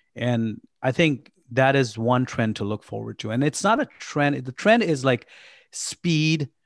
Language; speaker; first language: English; non-native, local second language; Urdu